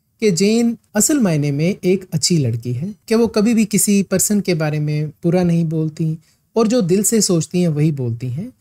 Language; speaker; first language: Hindi; non-native, local second language; Punjabi